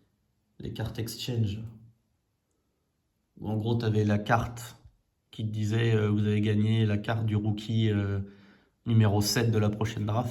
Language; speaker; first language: French; native; French